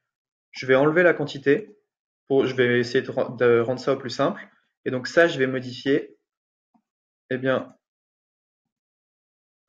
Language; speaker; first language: French; native; French